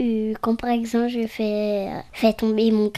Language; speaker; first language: French; native; French